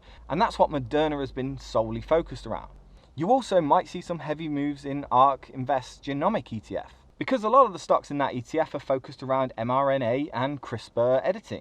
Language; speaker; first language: English; native; English